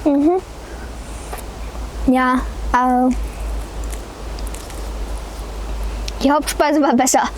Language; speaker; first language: German; native; German